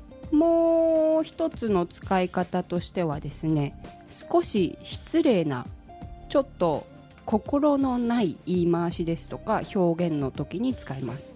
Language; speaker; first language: Japanese; native; Japanese